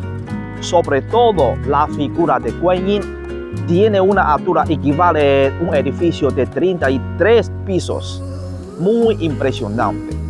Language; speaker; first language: Spanish; non-native, learner; Chinese